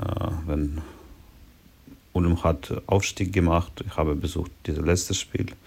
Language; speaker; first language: German; non-native, learner; Ukrainian